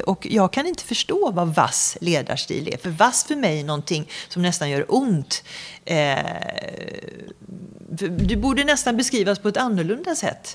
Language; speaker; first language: Swedish; native; Swedish